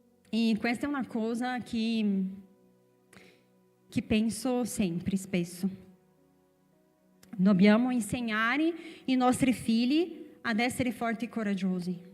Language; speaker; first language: Italian; non-native, fluent; Portuguese